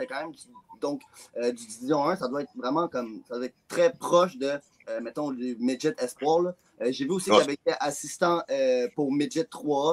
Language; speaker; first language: French; native; French